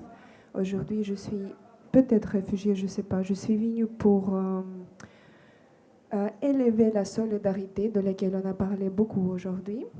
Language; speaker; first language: French; non-native, fluent; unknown